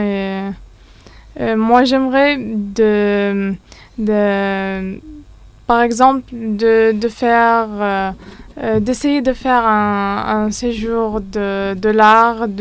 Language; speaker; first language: French; non-native, learner; Arabic